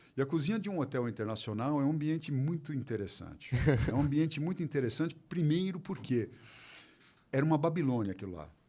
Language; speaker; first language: Portuguese; early bilingual, other home language; German